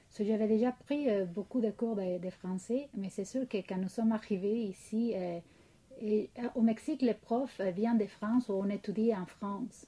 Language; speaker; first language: French; non-native, fluent; Spanish